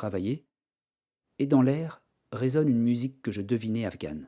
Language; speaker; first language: French; native; French